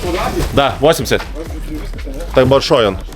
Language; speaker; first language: Russian; non-native, learner; Lithuanian